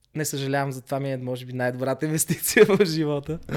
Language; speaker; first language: Bulgarian; native; Bulgarian